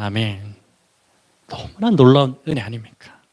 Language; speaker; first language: Korean; native; Korean